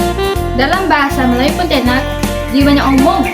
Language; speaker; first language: Indonesian; non-native, local second language; Malay